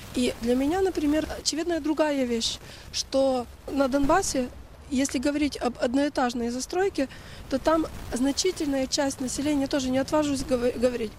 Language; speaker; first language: Russian; non-native, local second language; Ukrainian